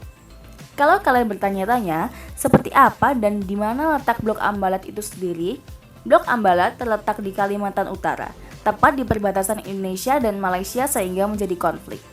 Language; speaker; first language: Indonesian; native; Indonesian